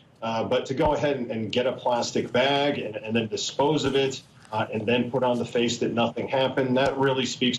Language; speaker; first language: English; native; English